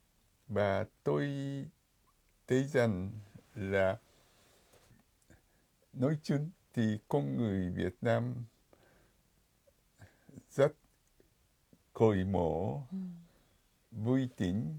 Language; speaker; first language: Vietnamese; non-native, fluent; Japanese